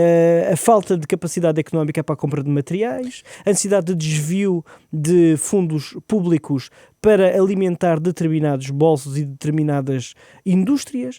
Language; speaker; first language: Portuguese; native; Portuguese